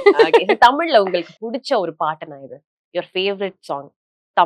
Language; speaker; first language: Tamil; native; Tamil